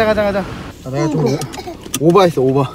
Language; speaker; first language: Korean; native; Korean